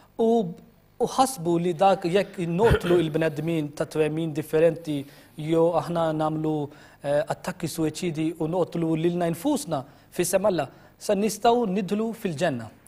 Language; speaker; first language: Maltese; non-native, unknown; Urdu